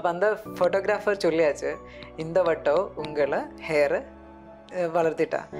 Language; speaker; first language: Tamil; non-native, learner; Malayalam